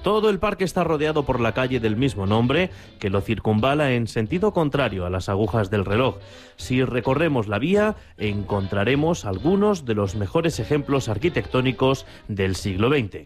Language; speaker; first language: Spanish; native; Spanish